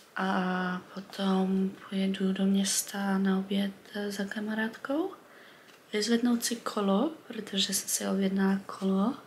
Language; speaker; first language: Czech; early bilingual, heritage; Czech